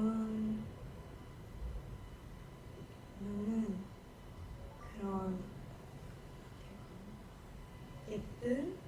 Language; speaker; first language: Korean; non-native, learner; Japanese